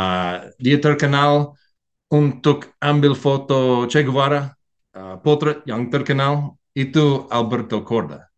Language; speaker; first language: Indonesian; non-native, learner; English